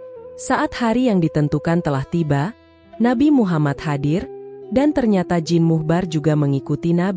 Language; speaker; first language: Indonesian; native; Indonesian